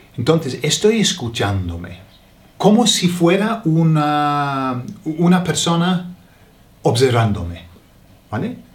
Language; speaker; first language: Spanish; non-native, fluent; English